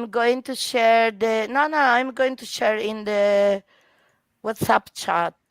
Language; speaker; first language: English; non-native, fluent; Italian